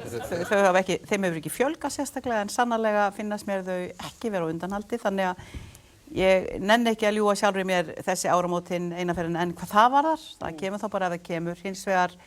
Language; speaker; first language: Icelandic; native; Icelandic